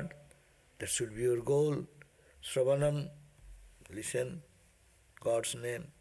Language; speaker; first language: English; non-native, local second language; Bangla